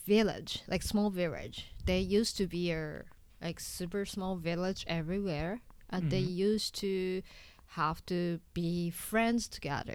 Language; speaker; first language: English; non-native, learner; Japanese